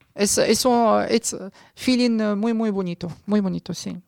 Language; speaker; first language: Spanish; non-native, learner; Arabic